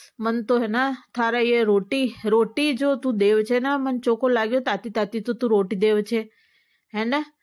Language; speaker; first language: Hindi; native; Hindi